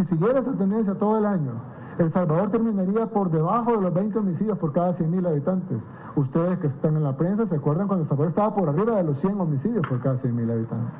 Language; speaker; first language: Spanish; native; Spanish